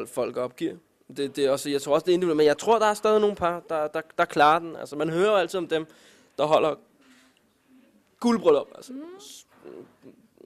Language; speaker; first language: Danish; native; Danish